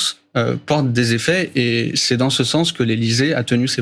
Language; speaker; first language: French; native; French